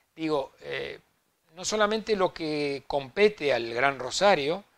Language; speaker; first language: Spanish; native; Spanish